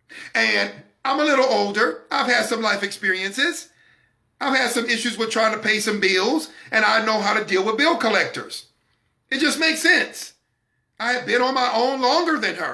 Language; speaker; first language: English; native; English